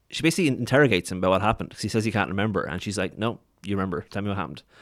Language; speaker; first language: English; native; English